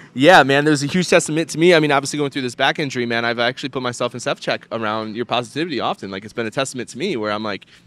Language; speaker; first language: English; native; English